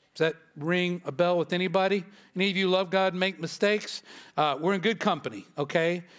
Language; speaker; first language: English; native; English